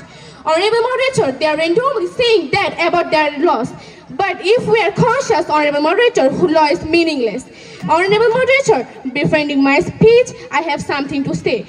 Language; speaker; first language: English; non-native, learner; Bangla